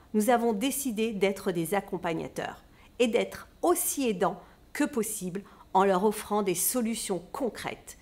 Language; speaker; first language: French; native; French